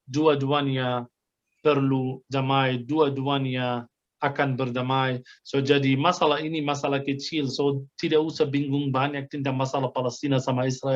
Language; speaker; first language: Indonesian; non-native, fluent; Arabic